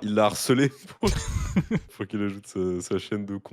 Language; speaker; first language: French; native; French